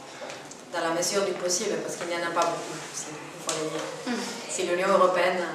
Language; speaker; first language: French; non-native, fluent; Spanish